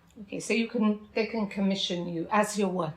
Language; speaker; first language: English; native; English